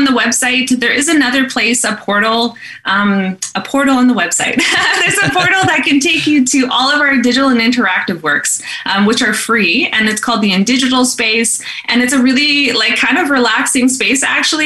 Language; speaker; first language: English; native; English